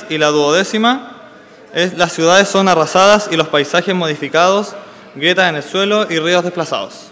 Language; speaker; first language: Spanish; native; Spanish